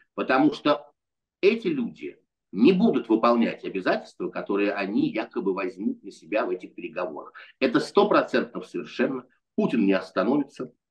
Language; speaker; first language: Russian; native; Russian